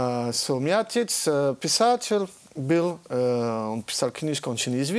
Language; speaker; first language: Russian; early bilingual, heritage; French